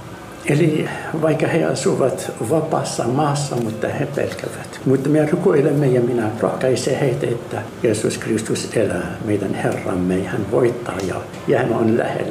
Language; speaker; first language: Finnish; non-native, fluent; Arabic